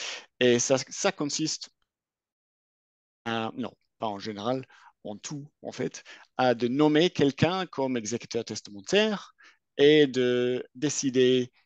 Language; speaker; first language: French; non-native, fluent; English